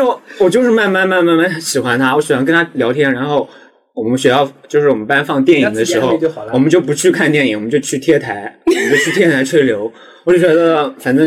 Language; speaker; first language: Chinese; native; Chinese